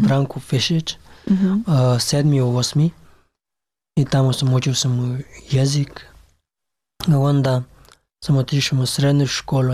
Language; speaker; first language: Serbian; non-native, learner; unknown